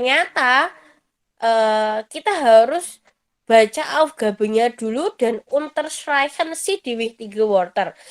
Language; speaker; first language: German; non-native, fluent; Indonesian